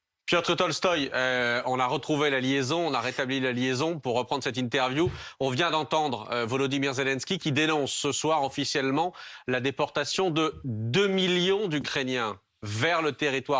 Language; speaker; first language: French; native; French